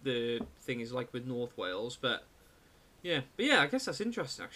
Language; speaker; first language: English; native; English